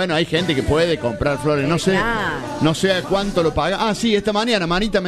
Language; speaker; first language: Spanish; native; Spanish